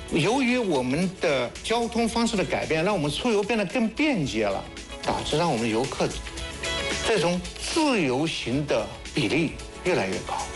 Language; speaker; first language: Chinese; native; Chinese